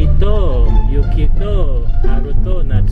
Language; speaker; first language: Japanese; non-native, learner; Filipino